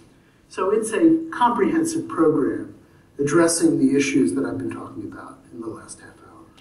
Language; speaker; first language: English; native; English